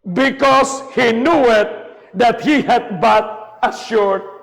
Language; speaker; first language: English; non-native, local second language; Filipino